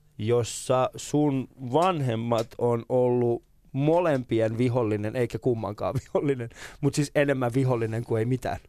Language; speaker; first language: Finnish; early bilingual, other home language; Persian